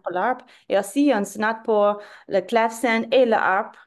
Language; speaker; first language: French; non-native, fluent; English